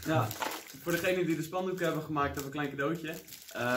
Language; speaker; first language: Dutch; native; Dutch